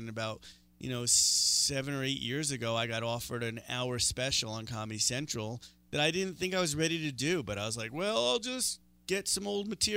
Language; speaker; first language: English; native; English